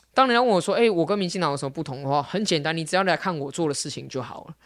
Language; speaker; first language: Chinese; native; Chinese